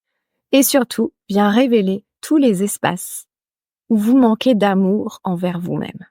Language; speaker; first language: French; native; French